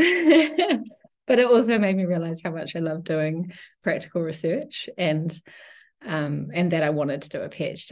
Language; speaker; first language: English; native; English